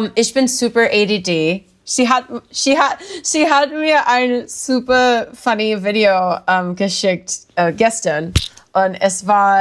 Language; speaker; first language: German; non-native, learner; English